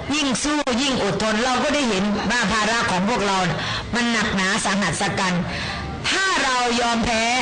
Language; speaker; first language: Thai; native; Thai